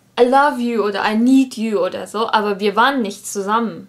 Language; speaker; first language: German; non-native, learner; Japanese